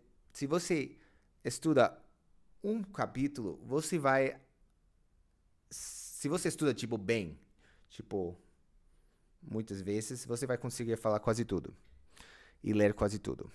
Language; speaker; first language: Portuguese; non-native, fluent; English